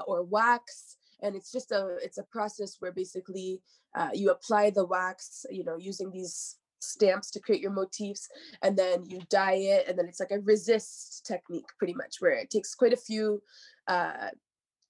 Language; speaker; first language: English; native; English